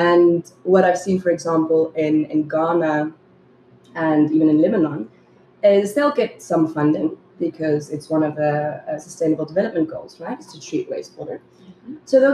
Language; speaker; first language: English; native; English